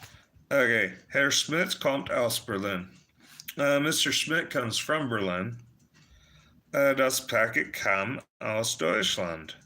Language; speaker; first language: German; non-native, learner; English